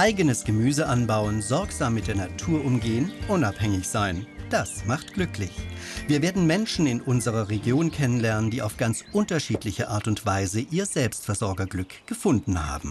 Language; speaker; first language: German; native; German